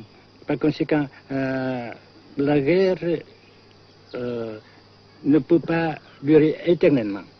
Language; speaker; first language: French; non-native, fluent; Vietnamese